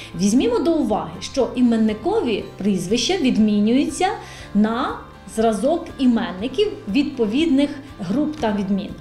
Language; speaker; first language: Ukrainian; native; Ukrainian